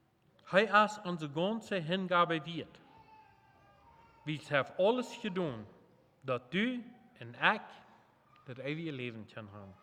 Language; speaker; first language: German; non-native, local second language; Plautdietsch